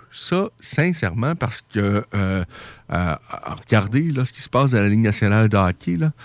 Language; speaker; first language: French; native; French